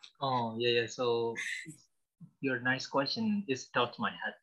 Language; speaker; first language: English; non-native, learner; Burmese